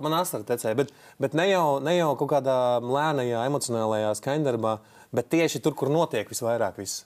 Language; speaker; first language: Latvian; native; Latvian